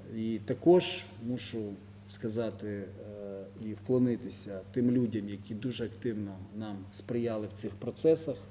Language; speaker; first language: Ukrainian; native; Ukrainian